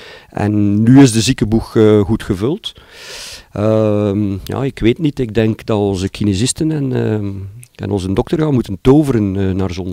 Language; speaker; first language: Dutch; native; Dutch